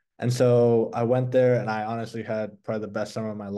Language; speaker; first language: English; early bilingual, other home language; Persian